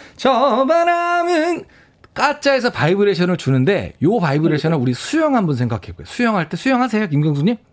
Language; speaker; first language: Korean; native; Korean